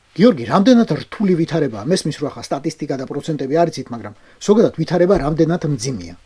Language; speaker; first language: Georgian; native; Georgian